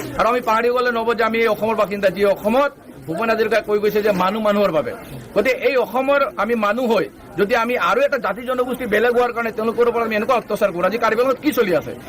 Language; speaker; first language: Assamese; non-native, local second language; Bangla